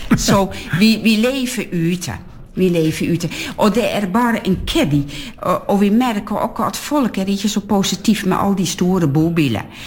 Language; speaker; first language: Norwegian; non-native, fluent; Dutch